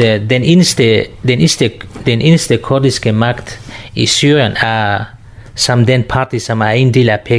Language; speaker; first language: Danish; non-native, learner; Kurdish